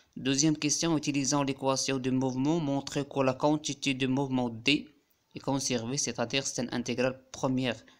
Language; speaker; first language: French; non-native, local second language; Arabic